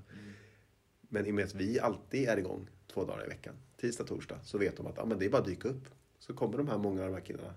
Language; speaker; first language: Swedish; native; Swedish